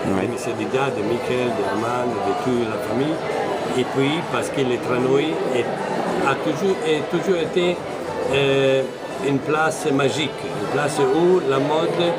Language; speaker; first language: French; non-native, fluent; Italian